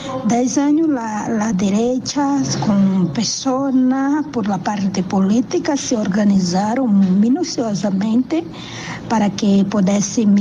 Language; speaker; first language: Spanish; non-native, learner; Portuguese